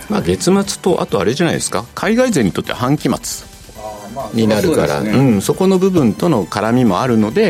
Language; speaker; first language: Japanese; native; Japanese